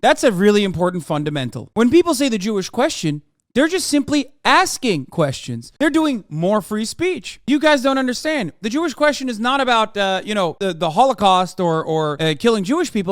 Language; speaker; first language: English; native; English